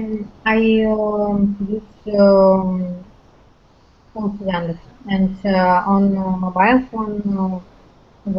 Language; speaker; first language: English; non-native, learner; Russian